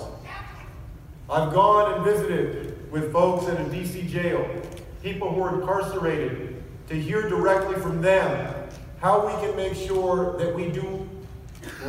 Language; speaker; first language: English; native; English